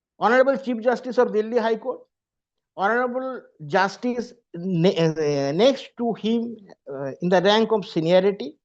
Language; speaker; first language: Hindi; non-native, local second language; Bangla